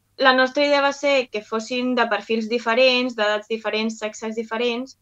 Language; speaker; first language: Catalan; non-native, local second language; Spanish